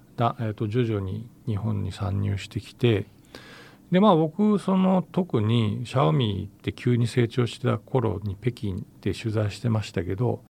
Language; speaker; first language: Japanese; native; Japanese